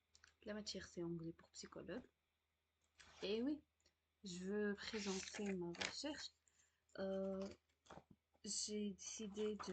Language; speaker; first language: French; non-native, learner; Arabic